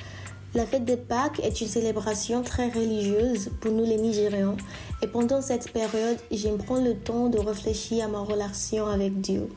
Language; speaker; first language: French; non-native, fluent; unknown